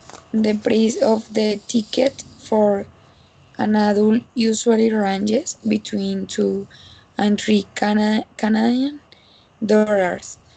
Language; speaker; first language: English; non-native, learner; Spanish